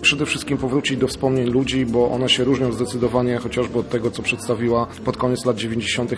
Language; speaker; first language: Polish; native; Polish